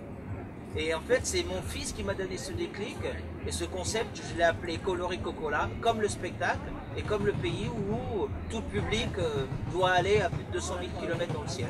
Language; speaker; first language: French; early bilingual, other home language; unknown